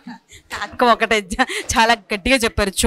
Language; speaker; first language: Telugu; native; Telugu